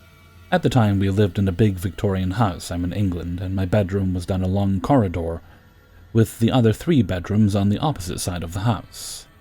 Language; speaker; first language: English; native; English